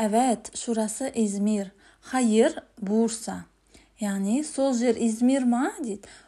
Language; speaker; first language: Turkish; non-native, fluent; Kazakh